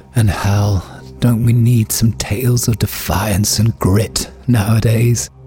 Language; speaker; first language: English; native; English